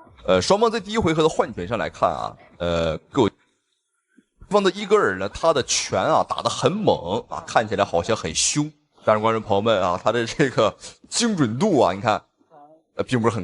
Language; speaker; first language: Chinese; native; Chinese